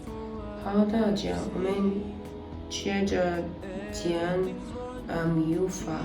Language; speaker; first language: Chinese; non-native, learner; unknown